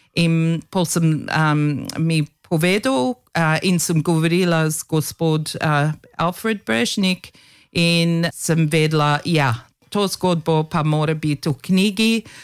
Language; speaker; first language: Slovenian; early bilingual, heritage; Slovenian